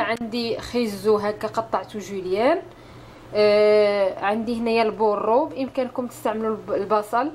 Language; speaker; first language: Arabic; native; Arabic